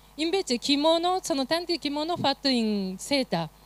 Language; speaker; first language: Italian; non-native, fluent; Japanese